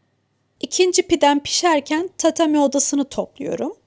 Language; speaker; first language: Turkish; native; Turkish